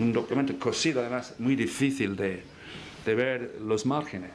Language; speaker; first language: Spanish; non-native, fluent; English